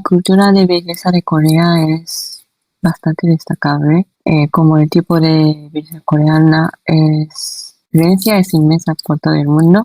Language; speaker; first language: Spanish; non-native, fluent; Korean